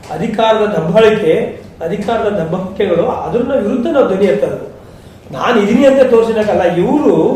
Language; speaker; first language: Kannada; native; Kannada